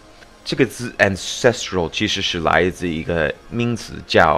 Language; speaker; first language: Chinese; non-native, fluent; English